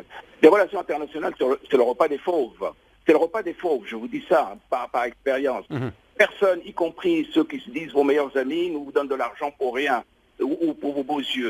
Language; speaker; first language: French; non-native, local second language; Arabic